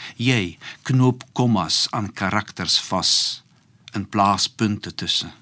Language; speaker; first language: Dutch; non-native, fluent; Polish